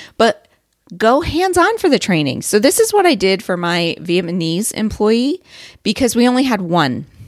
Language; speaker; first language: English; native; English